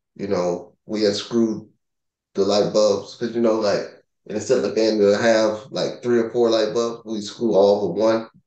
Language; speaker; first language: English; native; English